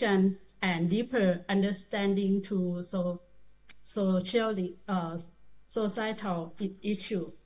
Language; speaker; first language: English; non-native, learner; Thai